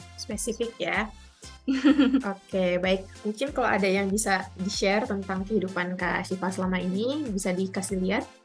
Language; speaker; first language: Indonesian; native; Indonesian